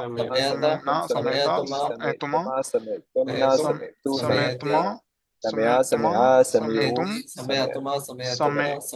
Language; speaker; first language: Arabic; non-native, learner; Urdu